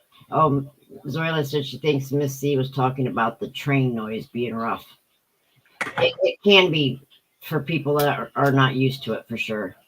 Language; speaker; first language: English; native; English